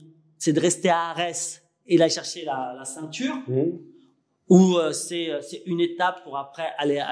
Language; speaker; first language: French; native; French